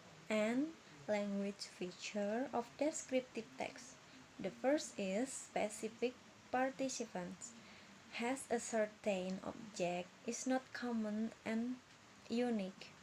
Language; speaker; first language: English; non-native, learner; Indonesian